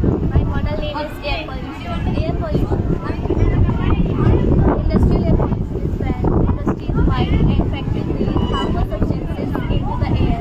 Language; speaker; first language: English; non-native, learner; Hindi